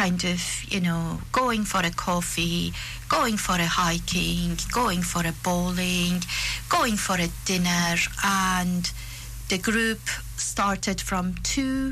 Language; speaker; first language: English; non-native, fluent; Persian